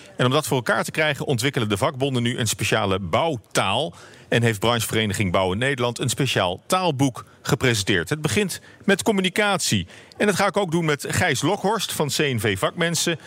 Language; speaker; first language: Dutch; native; Dutch